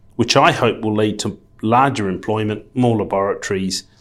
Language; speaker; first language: English; native; English